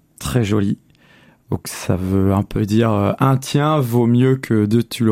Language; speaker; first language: French; native; French